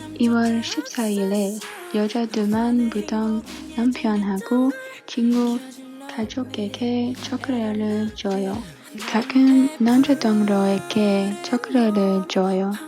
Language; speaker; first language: Korean; non-native, learner; English